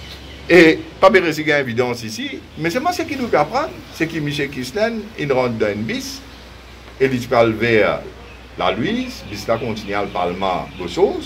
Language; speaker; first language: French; non-native, local second language; Morisyen